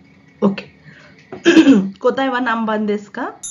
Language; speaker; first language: Japanese; non-native, fluent; Hindi